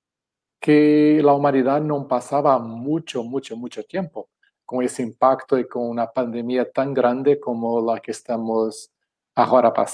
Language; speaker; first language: Spanish; non-native, fluent; Portuguese